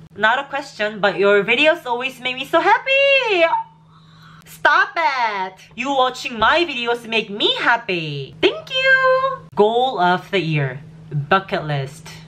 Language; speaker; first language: English; non-native, fluent; Korean